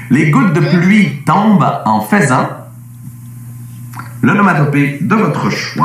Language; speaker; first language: French; native; French